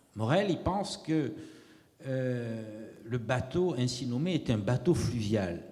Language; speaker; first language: French; native; French